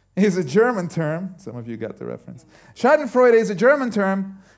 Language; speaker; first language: English; early bilingual, other home language; German